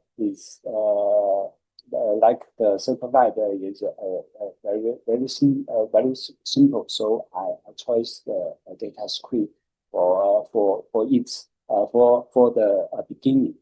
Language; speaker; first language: English; non-native, learner; Chinese